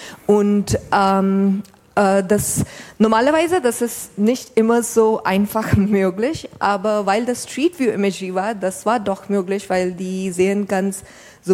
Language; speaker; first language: German; non-native, fluent; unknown